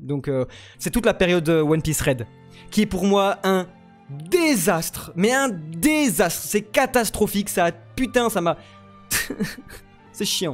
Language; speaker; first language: French; native; French